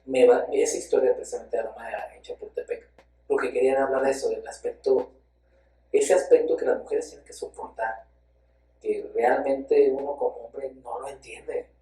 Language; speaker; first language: Spanish; native; Spanish